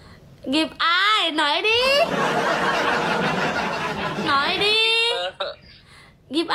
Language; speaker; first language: Vietnamese; non-native, learner; Indonesian